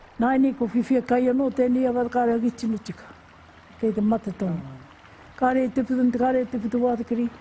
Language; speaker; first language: Māori; native; Māori